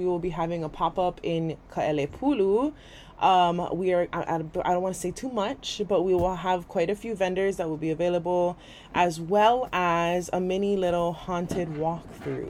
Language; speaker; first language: English; native; English